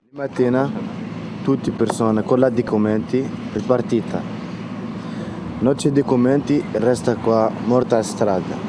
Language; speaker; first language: Italian; non-native, learner; Arabic